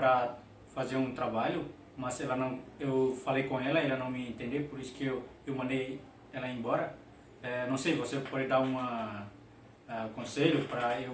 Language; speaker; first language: Portuguese; non-native, local second language; Tetum